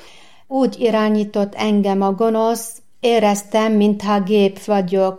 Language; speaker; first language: Hungarian; non-native, learner; Arabic